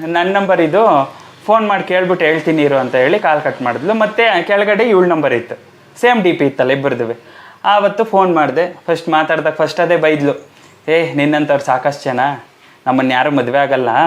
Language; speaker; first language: Kannada; native; Kannada